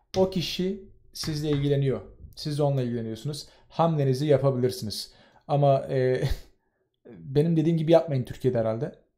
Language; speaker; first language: Turkish; native; Turkish